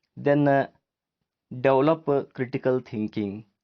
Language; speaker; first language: English; non-native, local second language; Kannada